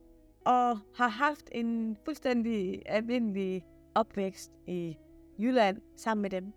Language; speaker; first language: Danish; native; Danish